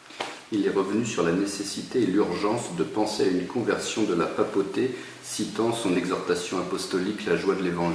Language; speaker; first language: French; native; French